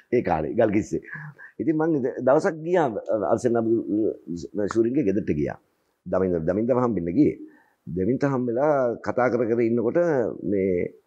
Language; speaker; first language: Sinhala; native; Sinhala